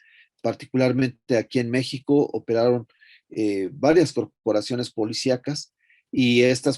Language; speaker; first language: Spanish; native; Spanish